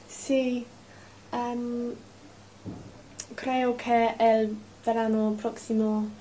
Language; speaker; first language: Spanish; non-native, learner; English